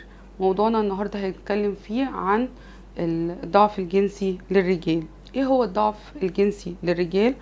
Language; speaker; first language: Arabic; native; Arabic